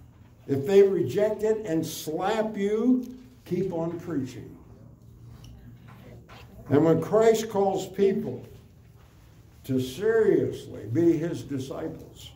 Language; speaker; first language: English; native; English